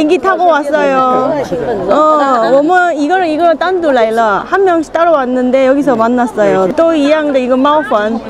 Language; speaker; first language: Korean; non-native, learner; Chinese